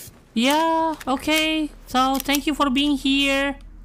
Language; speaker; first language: English; non-native, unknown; Indonesian